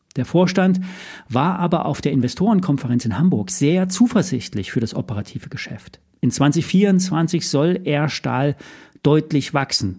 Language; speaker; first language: German; native; German